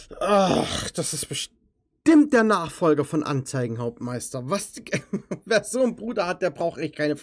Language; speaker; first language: German; native; German